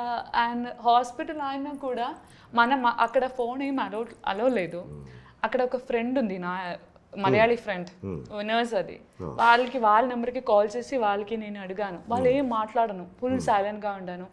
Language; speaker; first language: Telugu; non-native, learner; Malayalam